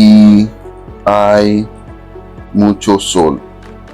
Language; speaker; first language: Spanish; non-native, fluent; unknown